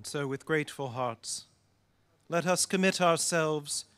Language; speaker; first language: English; native; English